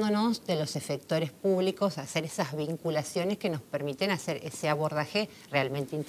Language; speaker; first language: Spanish; native; Spanish